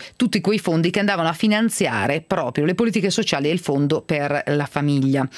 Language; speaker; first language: Italian; native; Italian